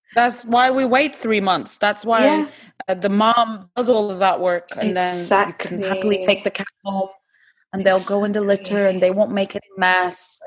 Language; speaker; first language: English; non-native, fluent; Turkish